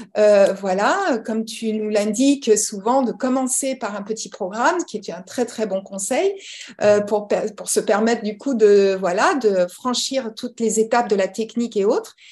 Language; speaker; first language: French; early bilingual, other home language; English